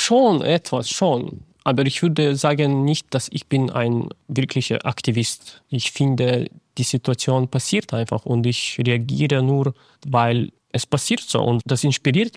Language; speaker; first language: German; non-native, fluent; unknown